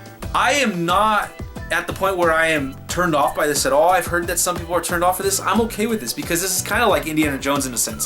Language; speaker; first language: English; native; English